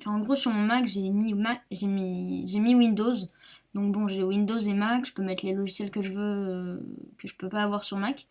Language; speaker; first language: French; native; French